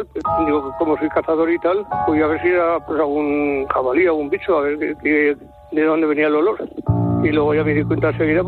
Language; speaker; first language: Spanish; native; Spanish